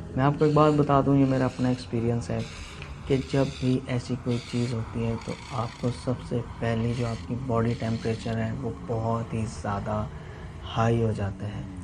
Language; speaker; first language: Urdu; non-native, local second language; Punjabi